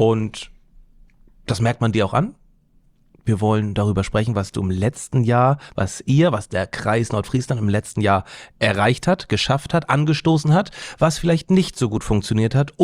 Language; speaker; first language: German; native; German